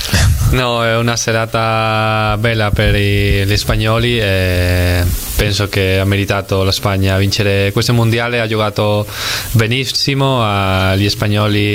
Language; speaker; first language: Italian; non-native, fluent; Spanish